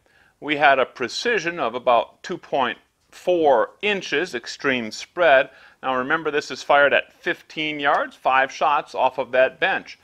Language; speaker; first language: English; native; English